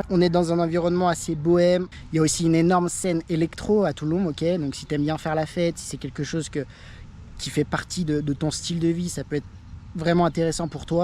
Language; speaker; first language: French; native; French